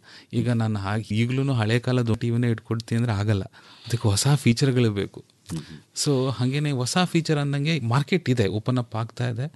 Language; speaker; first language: Kannada; native; Kannada